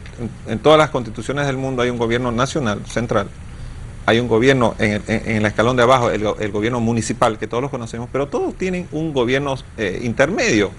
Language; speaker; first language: Spanish; native; Spanish